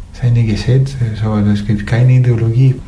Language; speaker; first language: German; non-native, fluent; Spanish